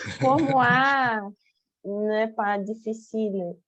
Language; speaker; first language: French; non-native, learner; Portuguese